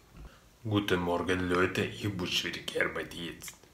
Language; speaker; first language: German; non-native, learner; Russian